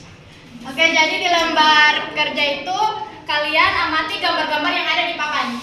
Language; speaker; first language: Indonesian; native; Indonesian